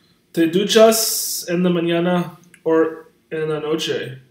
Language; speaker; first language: Spanish; non-native, learner; English